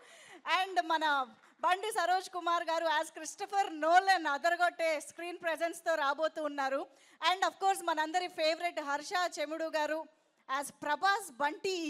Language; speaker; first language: Telugu; native; Telugu